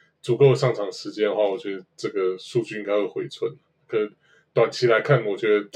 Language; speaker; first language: Chinese; native; Chinese